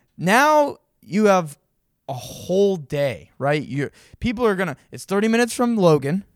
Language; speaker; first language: English; native; English